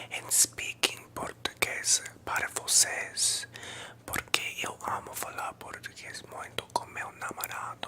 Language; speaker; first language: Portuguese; non-native, learner; English